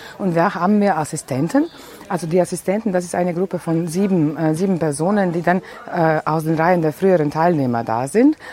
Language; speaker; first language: German; non-native, fluent; Serbian